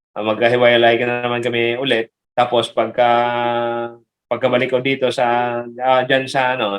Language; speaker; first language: Filipino; non-native, local second language; Hiligaynon